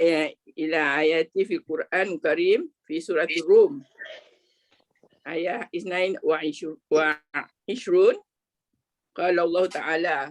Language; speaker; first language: Arabic; non-native, learner; Malay